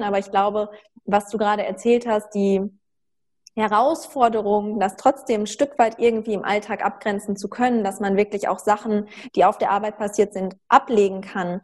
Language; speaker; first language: German; native; German